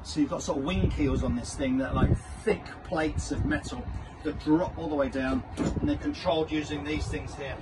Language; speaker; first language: English; native; English